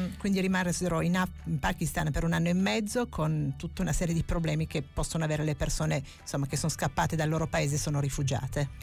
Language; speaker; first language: Italian; native; Italian